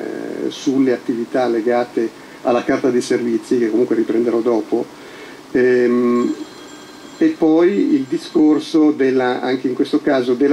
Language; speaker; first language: Italian; native; Italian